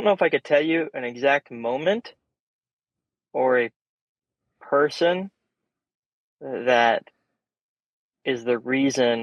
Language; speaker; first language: English; native; English